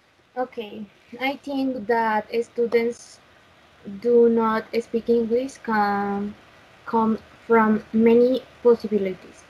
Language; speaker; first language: English; non-native, learner; Spanish